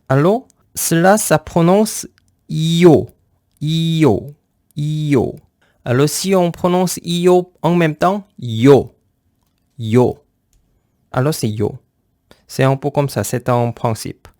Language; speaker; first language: French; non-native, fluent; Korean